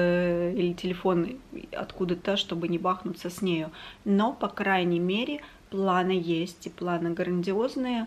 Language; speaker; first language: Russian; native; Russian